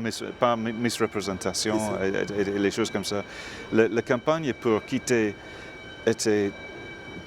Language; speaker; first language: French; non-native, fluent; English